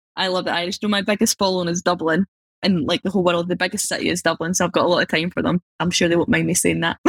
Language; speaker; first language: English; native; English